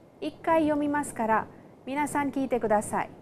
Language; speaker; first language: Japanese; non-native, fluent; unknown